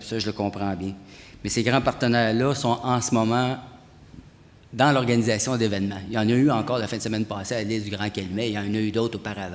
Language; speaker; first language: French; native; French